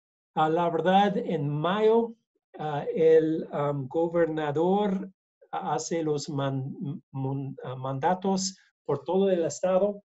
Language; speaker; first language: Spanish; non-native, learner; English